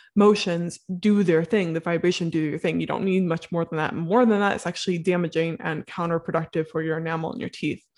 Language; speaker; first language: English; native; English